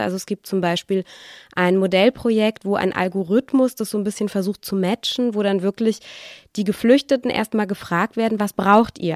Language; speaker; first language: German; native; German